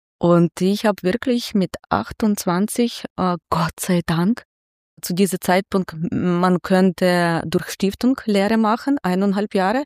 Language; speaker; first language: German; non-native, fluent; Ukrainian